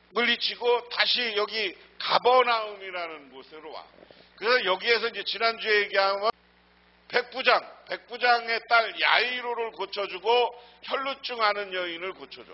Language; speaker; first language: Korean; native; Korean